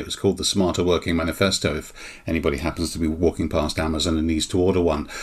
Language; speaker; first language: English; native; English